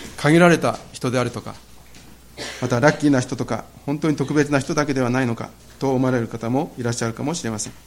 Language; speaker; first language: Japanese; native; Japanese